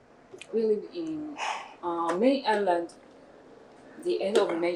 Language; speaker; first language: English; non-native, learner; Japanese